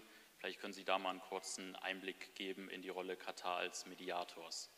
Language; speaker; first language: German; native; German